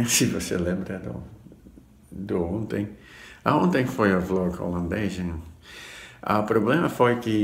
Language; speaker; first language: Portuguese; non-native, fluent; Dutch